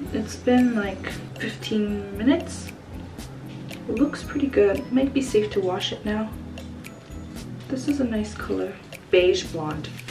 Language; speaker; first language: English; early bilingual, other home language; Korean